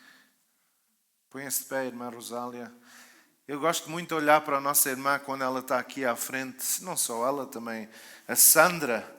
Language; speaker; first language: Portuguese; native; Portuguese